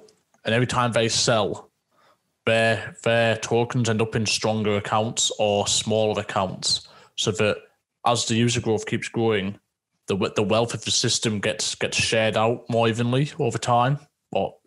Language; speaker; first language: English; native; English